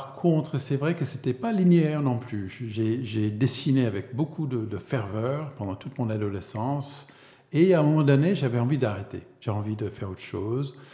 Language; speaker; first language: French; non-native, fluent; English